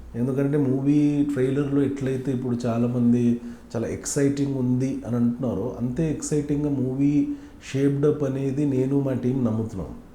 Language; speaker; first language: Telugu; native; Telugu